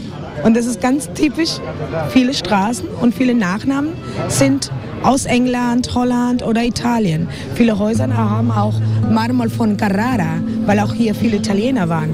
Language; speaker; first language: German; non-native, fluent; Spanish